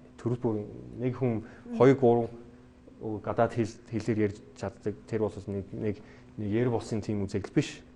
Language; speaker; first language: Mongolian; non-native, fluent; English